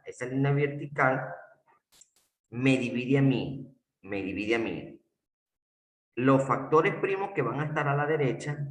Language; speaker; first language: Spanish; native; Spanish